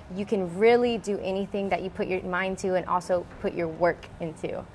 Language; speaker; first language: English; native; English